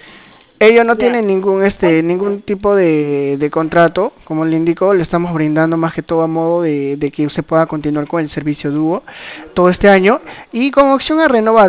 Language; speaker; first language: Spanish; native; Spanish